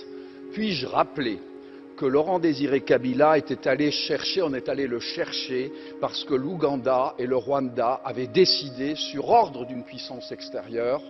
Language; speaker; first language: French; native; French